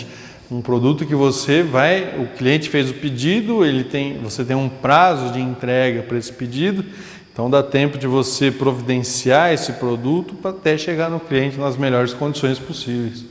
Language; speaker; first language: Portuguese; native; Portuguese